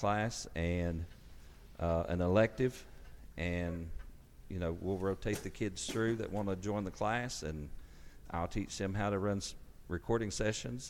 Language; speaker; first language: English; native; English